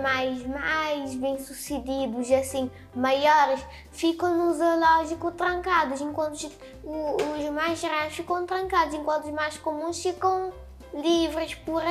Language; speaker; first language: Portuguese; non-native, local second language; Kabuverdianu